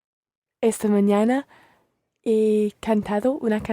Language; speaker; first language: Spanish; non-native, learner; English